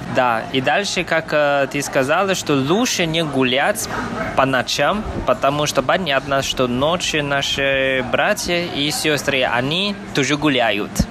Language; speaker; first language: Russian; non-native, fluent; Chinese